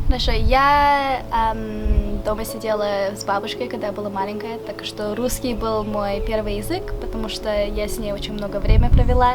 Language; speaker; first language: Russian; early bilingual, heritage; Russian